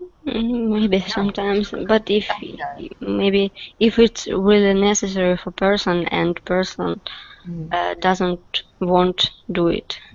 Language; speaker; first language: English; non-native, learner; Russian